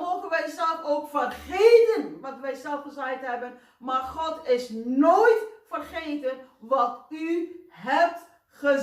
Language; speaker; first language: Dutch; non-native, fluent; Indonesian